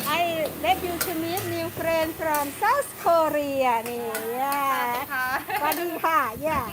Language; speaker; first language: English; non-native, learner; Thai